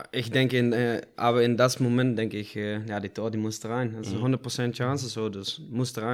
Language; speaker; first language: German; non-native, learner; Dutch